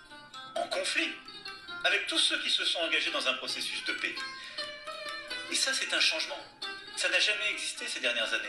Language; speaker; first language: French; native; French